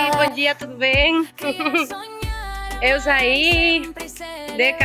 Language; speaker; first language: Portuguese; non-native, learner; Spanish